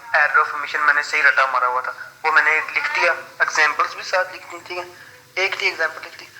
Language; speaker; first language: Urdu; native; Urdu